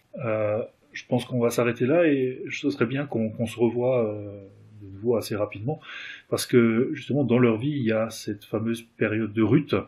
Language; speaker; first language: French; native; French